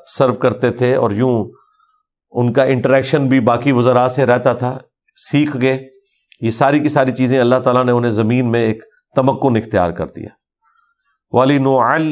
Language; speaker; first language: Urdu; non-native, local second language; Punjabi